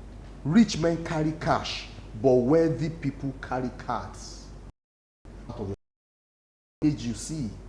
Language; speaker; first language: English; non-native, local second language; Yoruba